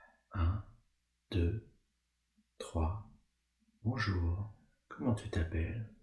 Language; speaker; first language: French; native; French